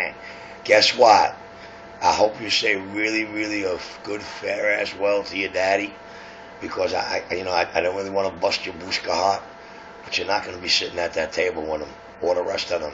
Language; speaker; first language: English; native; English